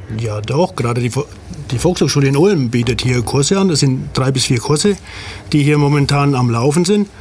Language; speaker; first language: German; native; German